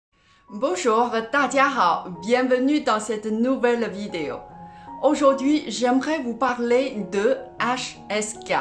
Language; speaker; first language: French; non-native, fluent; Chinese